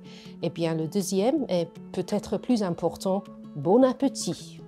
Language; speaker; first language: French; non-native, fluent; English